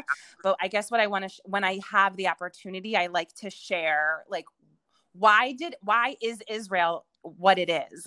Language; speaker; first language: English; native; English